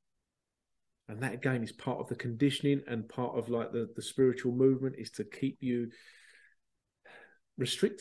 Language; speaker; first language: English; native; English